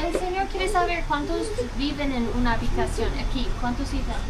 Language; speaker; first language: Spanish; non-native, fluent; English